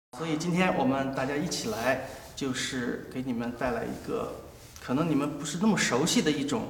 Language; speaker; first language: Chinese; native; Chinese